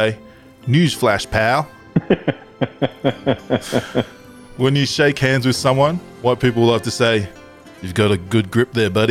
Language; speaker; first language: English; non-native, local second language; Tongan